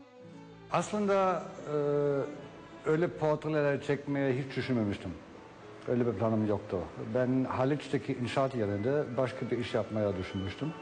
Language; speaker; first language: Turkish; non-native, fluent; German